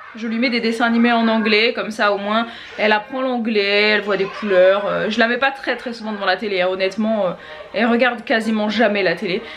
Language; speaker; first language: French; native; French